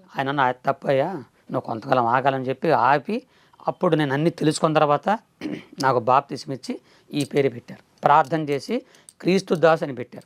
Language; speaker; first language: Telugu; non-native, local second language; Koya